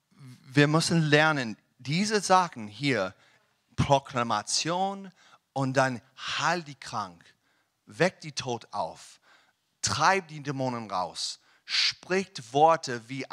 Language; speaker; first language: German; non-native, learner; English